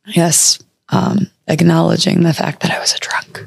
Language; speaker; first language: English; native; English